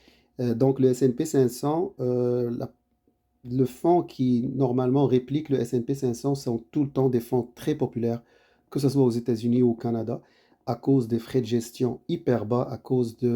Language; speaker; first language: French; native; French